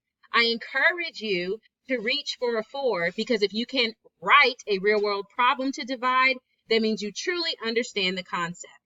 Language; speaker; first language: English; native; English